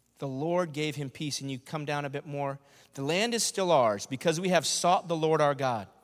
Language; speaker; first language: English; native; English